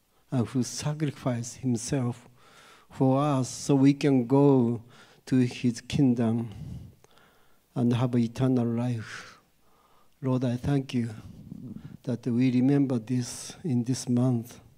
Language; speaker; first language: English; non-native, fluent; Japanese